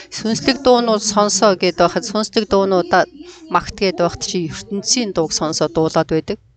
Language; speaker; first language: Mongolian; non-native, fluent; Korean